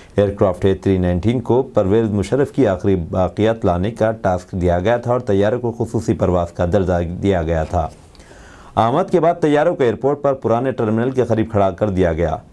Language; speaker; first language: Urdu; native; Urdu